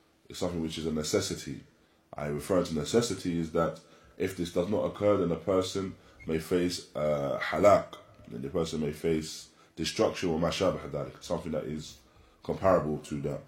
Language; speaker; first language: English; native; English